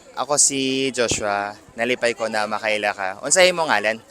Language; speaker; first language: Cebuano; non-native, learner; Korean